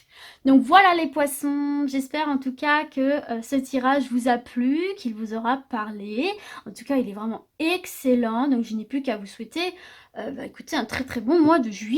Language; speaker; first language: French; native; French